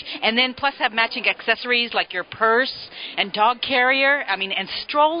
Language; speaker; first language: English; native; English